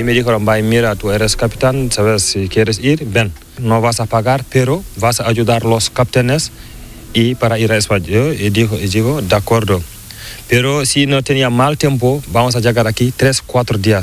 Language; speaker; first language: Spanish; non-native, learner; Fula